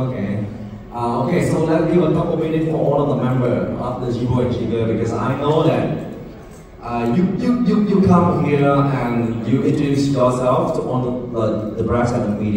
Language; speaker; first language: English; non-native, local second language; Vietnamese